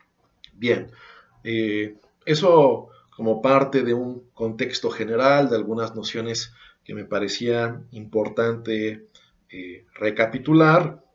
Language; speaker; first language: Spanish; native; Spanish